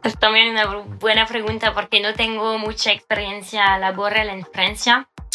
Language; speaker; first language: Spanish; non-native, fluent; French